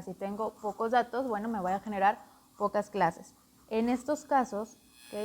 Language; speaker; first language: Spanish; native; Spanish